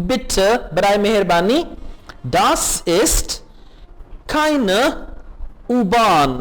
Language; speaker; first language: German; non-native, fluent; Urdu